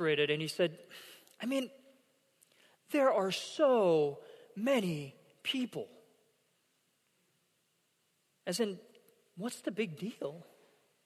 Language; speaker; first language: English; non-native, fluent; Korean